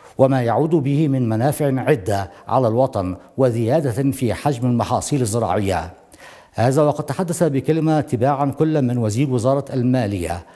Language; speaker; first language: Arabic; non-native, local second language; Somali